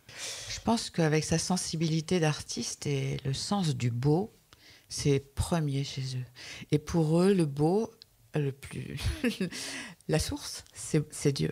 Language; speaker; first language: French; native; French